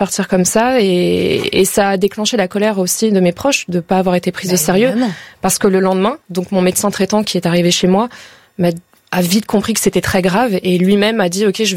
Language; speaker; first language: French; native; French